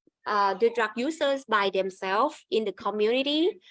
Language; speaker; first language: English; non-native, learner; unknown